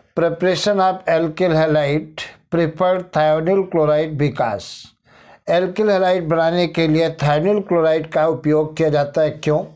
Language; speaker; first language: Hindi; native; Hindi